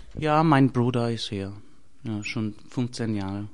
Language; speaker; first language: German; non-native, learner; Persian